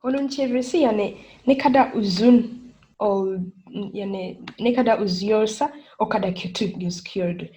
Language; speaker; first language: Turkish; non-native, learner; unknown